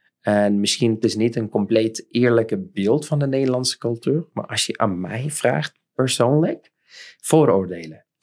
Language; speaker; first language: Dutch; non-native, fluent; Arabic